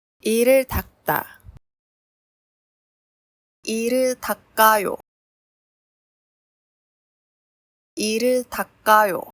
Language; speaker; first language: Korean; non-native, fluent; Chinese